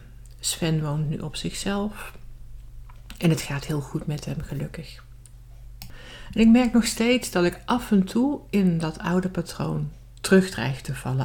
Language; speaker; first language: Dutch; native; Dutch